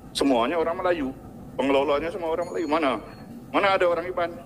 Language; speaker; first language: Malay; non-native, local second language; Iban